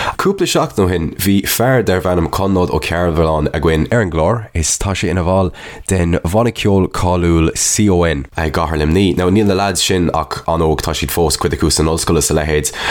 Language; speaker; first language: Irish; non-native, local second language; English